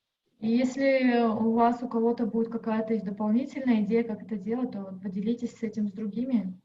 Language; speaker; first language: Russian; native; Russian